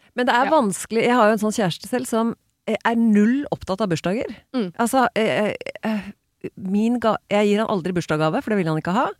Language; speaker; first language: Norwegian; native; Norwegian